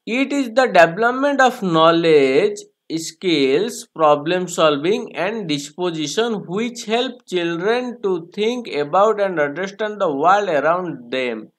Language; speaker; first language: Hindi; non-native, local second language; Bangla